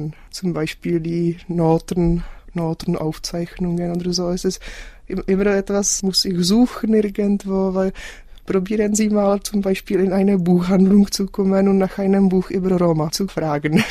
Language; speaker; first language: German; non-native, fluent; Czech